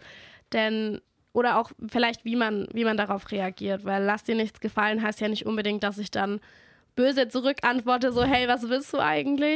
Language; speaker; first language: German; native; German